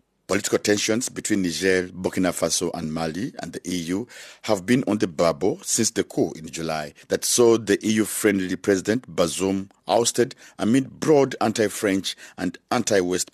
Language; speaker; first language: English; non-native, local second language; Kinyarwanda